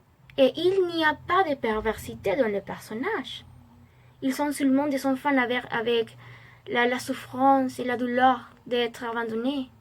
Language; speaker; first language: French; non-native, learner; Spanish